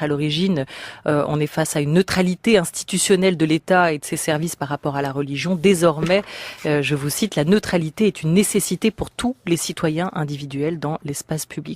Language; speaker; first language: French; native; French